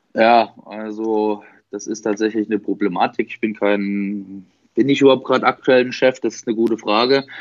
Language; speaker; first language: German; native; German